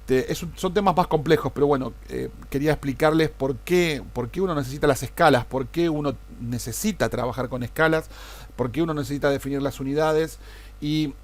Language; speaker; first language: Spanish; native; Spanish